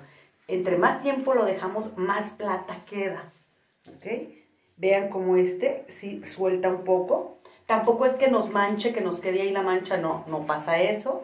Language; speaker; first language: Spanish; native; Spanish